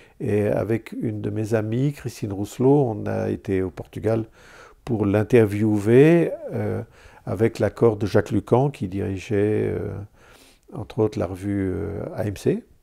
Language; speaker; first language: French; native; French